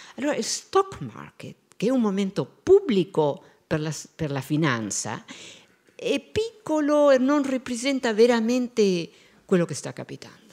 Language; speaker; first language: Italian; non-native, fluent; Spanish